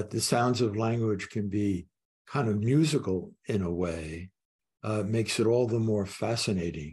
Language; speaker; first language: English; native; English